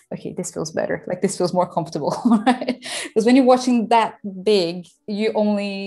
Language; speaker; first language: English; non-native, fluent; Portuguese